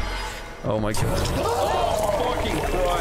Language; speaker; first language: English; native; English